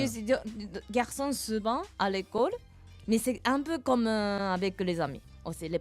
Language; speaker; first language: French; non-native, fluent; Japanese